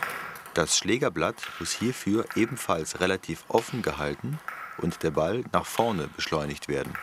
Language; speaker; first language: German; native; German